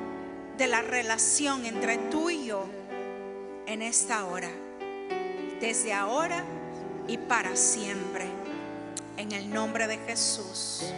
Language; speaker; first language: Spanish; native; Spanish